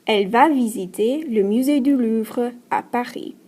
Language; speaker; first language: French; non-native, fluent; English